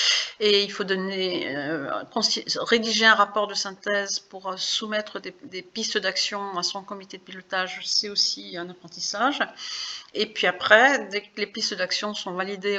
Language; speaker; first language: French; native; French